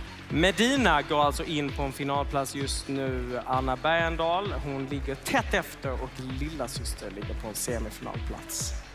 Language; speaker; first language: Swedish; native; Swedish